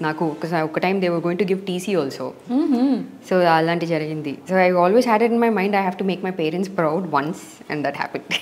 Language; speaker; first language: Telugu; non-native, learner; Tamil